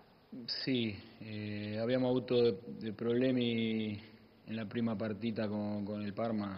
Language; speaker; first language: Italian; non-native, fluent; Spanish